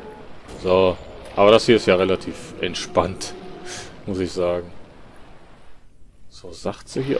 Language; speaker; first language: German; native; German